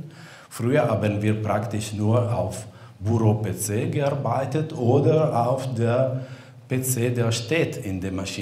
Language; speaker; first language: German; non-native, fluent; Italian